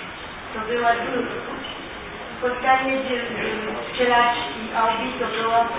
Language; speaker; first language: Polish; early bilingual, heritage; French